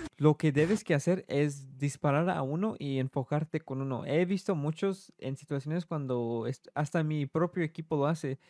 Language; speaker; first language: Spanish; early bilingual, heritage; Spanish